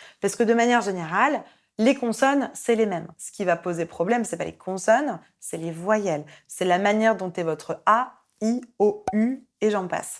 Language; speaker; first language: French; native; French